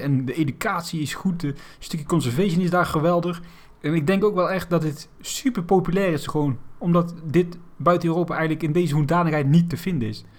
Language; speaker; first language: Dutch; native; Dutch